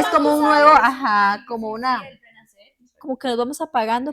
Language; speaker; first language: Spanish; native; Spanish